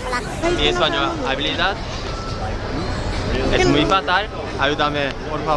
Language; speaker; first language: Spanish; non-native, learner; Korean